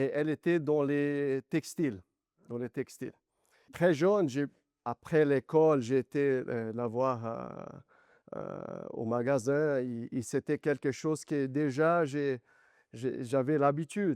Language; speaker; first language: French; non-native, learner; Portuguese